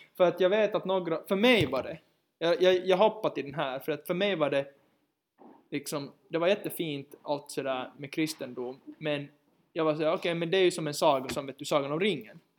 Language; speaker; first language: Swedish; native; Swedish